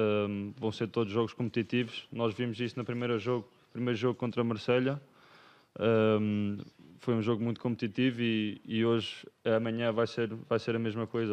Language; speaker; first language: Portuguese; early bilingual, other home language; English